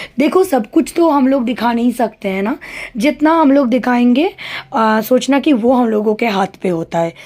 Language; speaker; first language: Hindi; non-native, local second language; Bangla